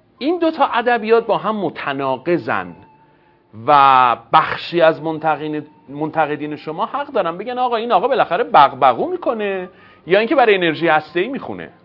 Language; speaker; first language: Persian; non-native, local second language; Azerbaijani